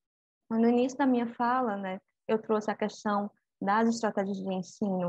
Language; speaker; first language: Portuguese; native; Portuguese